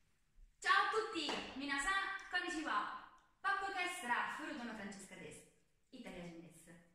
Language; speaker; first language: Japanese; non-native, learner; Italian